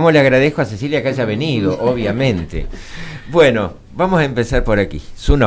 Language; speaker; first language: Spanish; native; Spanish